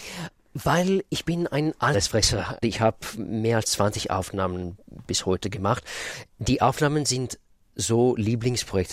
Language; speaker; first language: German; non-native, fluent; Russian